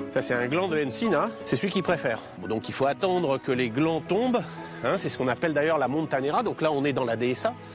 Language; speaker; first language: French; native; French